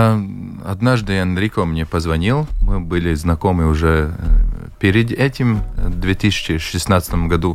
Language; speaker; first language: Russian; non-native, local second language; Latvian